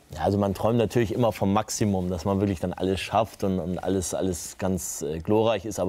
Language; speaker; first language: German; native; German